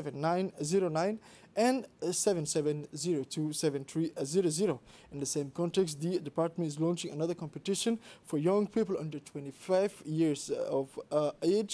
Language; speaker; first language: English; non-native, fluent; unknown